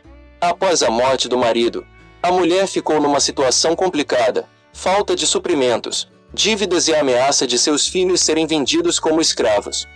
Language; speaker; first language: Portuguese; native; Portuguese